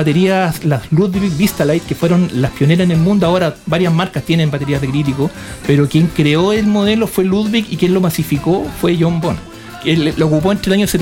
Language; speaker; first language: Spanish; native; Spanish